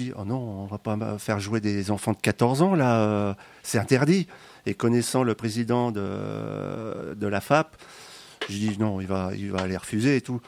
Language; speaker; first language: French; native; French